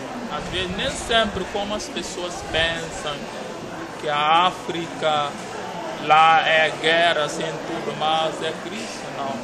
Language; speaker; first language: Portuguese; non-native, local second language; Upper Guinea Crioulo